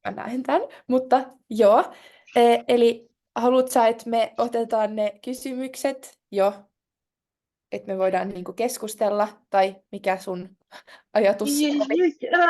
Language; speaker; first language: Finnish; non-native, local second language; Swedish